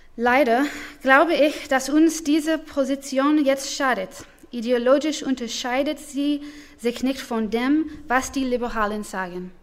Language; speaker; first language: German; non-native, learner; English